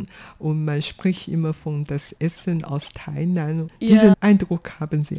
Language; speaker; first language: German; non-native, fluent; Chinese